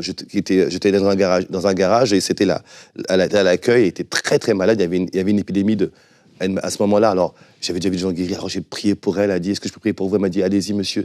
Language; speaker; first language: French; native; French